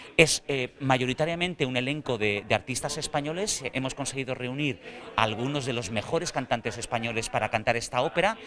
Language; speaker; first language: Spanish; native; Spanish